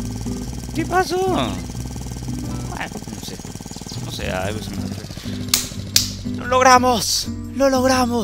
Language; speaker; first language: Spanish; native; Spanish